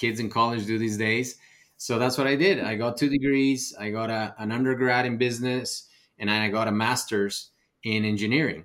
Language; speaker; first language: English; non-native, fluent; Spanish